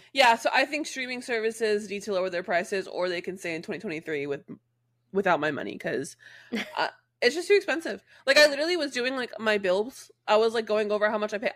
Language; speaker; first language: English; native; English